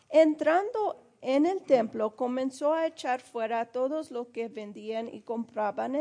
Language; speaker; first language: Spanish; early bilingual, heritage; Spanish